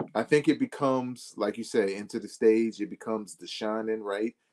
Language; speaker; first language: English; native; English